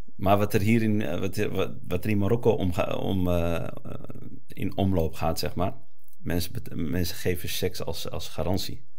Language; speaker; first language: Dutch; early bilingual, other home language; Arabic